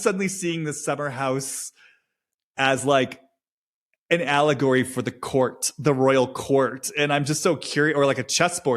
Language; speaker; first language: English; native; English